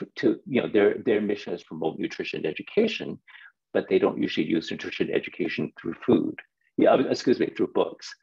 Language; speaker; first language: English; non-native, local second language; Cantonese